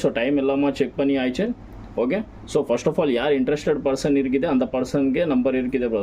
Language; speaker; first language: Tamil; non-native, local second language; Kannada